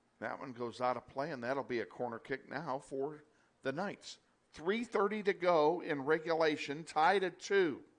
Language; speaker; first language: English; native; English